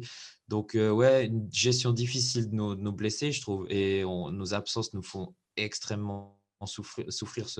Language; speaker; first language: French; native; French